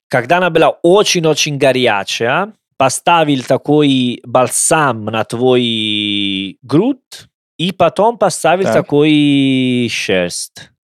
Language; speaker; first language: Russian; non-native, learner; Italian